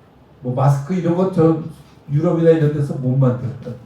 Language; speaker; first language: Korean; native; Korean